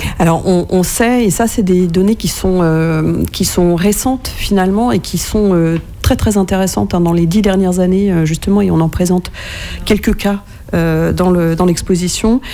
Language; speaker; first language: French; native; French